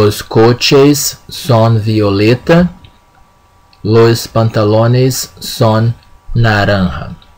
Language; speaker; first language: Spanish; non-native, fluent; Portuguese